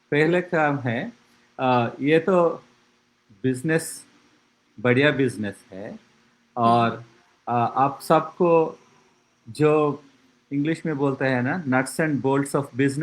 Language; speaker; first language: Hindi; non-native, local second language; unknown